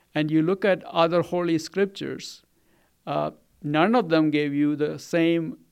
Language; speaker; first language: English; non-native, local second language; Malayalam